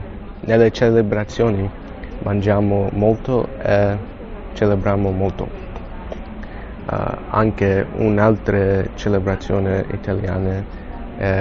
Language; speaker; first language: Italian; non-native, learner; English